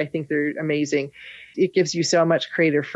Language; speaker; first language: English; native; English